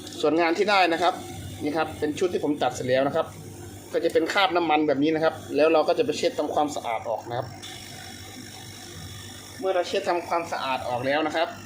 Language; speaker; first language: Thai; native; Thai